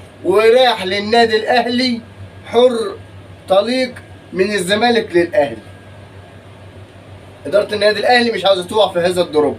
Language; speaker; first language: Arabic; native; Arabic